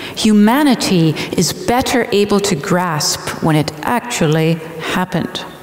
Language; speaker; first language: English; native; English